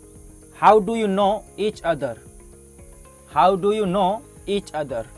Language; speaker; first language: English; non-native, fluent; Hindi